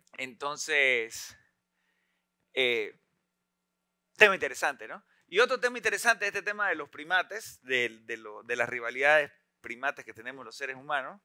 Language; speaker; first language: Spanish; native; Spanish